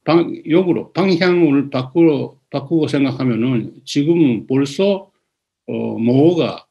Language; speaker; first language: Korean; early bilingual, other home language; Japanese